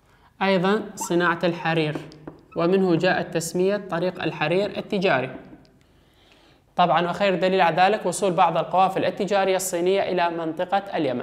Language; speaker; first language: Arabic; non-native, local second language; Kurdish